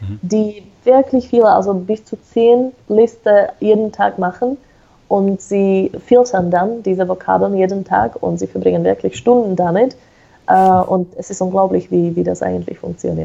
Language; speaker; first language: German; non-native, fluent; Slovak